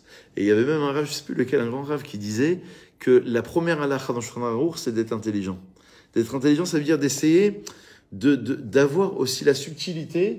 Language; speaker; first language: French; native; French